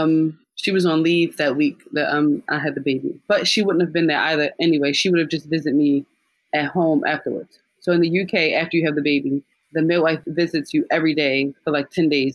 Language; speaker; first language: English; native; English